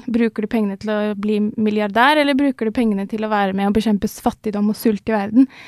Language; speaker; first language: Norwegian; early bilingual, other home language; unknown